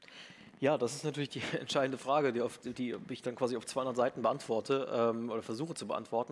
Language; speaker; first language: German; native; German